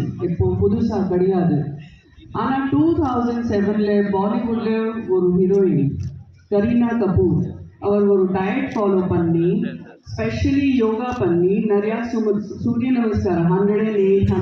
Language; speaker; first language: Tamil; non-native, fluent; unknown